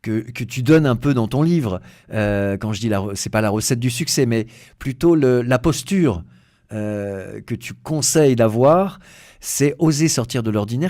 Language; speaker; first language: French; native; French